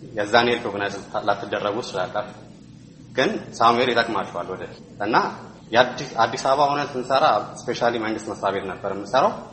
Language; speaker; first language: Amharic; native; Amharic